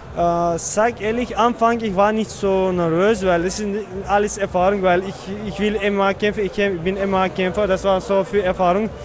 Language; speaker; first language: German; non-native, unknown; Chechen